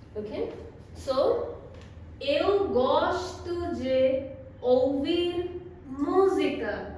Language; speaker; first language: Portuguese; non-native, fluent; Hindi